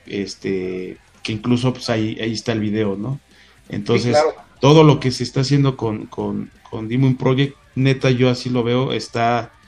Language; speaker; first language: Spanish; native; Spanish